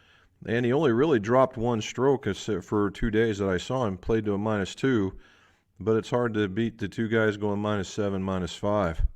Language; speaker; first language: English; native; English